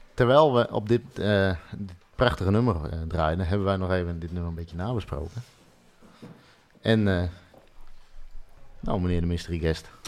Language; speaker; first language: Dutch; native; Dutch